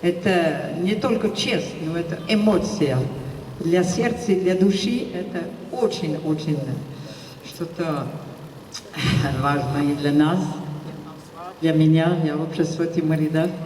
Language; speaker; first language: Russian; non-native, fluent; French